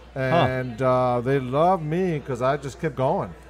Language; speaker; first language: English; early bilingual, other home language; Spanish